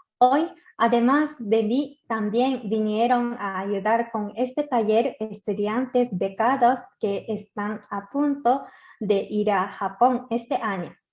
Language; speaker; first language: Spanish; non-native, fluent; Japanese